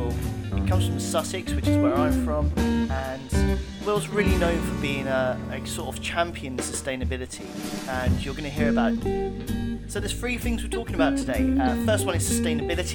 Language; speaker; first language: English; native; English